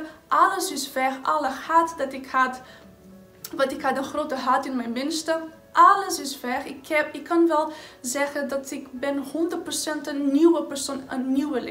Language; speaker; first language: Dutch; non-native, fluent; Portuguese